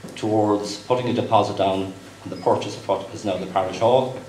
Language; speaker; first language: English; native; English